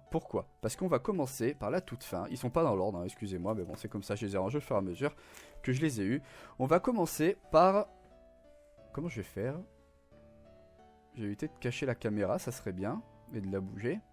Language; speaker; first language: French; native; French